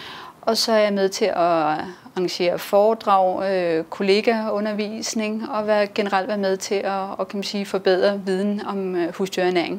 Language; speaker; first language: Danish; native; Danish